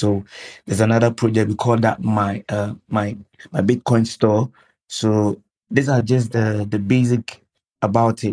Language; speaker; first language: English; non-native, local second language; Akan